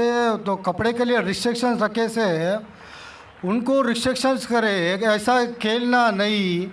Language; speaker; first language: Hindi; non-native, local second language; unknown